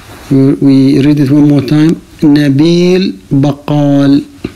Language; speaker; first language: English; non-native, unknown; Arabic